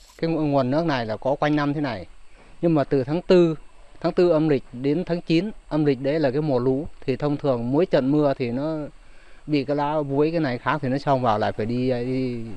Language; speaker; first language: Vietnamese; non-native, local second language; Muong